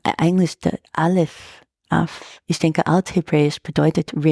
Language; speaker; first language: German; non-native, fluent; English